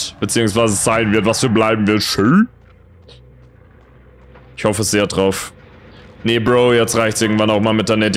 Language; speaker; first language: German; native; German